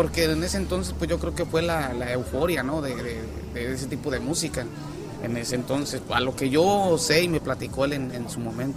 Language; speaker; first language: Spanish; native; Spanish